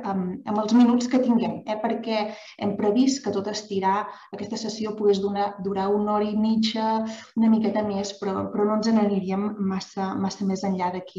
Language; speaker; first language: Catalan; native; Catalan